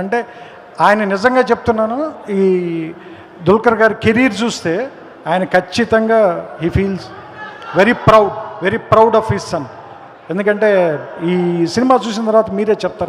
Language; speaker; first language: Telugu; native; Telugu